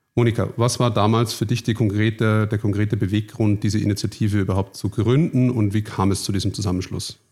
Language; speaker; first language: German; native; German